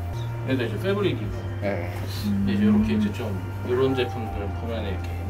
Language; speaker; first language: Korean; native; Korean